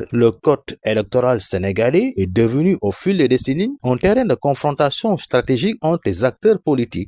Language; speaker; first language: French; non-native, local second language; Wolof